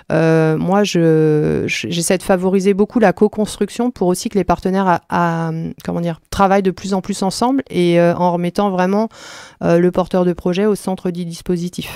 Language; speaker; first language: French; native; French